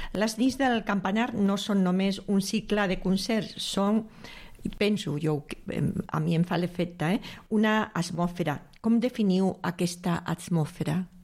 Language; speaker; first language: Catalan; native; Catalan